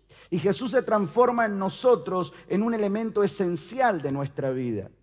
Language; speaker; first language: Spanish; native; Spanish